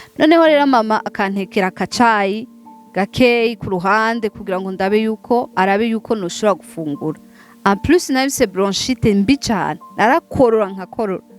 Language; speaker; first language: Rundi; non-native, local second language; Swahili